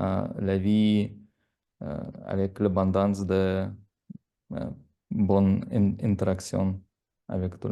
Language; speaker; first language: French; non-native, learner; Russian